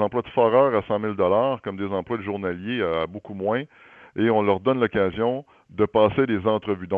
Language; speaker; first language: French; native; French